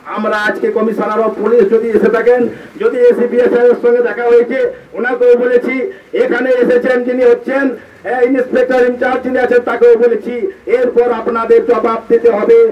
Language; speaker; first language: Bangla; non-native, local second language; Santali